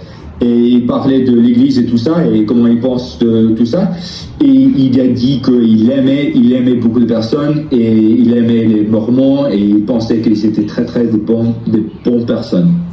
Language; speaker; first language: French; non-native, learner; English